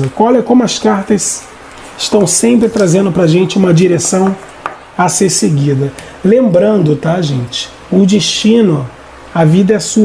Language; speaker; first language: Portuguese; native; Portuguese